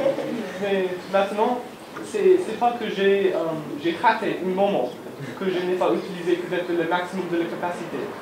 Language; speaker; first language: French; non-native, learner; English